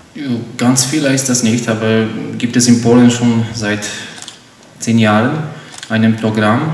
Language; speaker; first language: German; non-native, learner; Polish